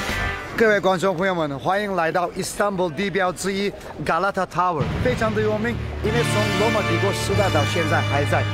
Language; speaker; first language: Chinese; non-native, fluent; Turkish